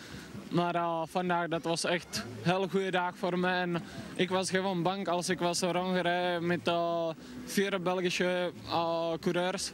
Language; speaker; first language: Dutch; non-native, fluent; Czech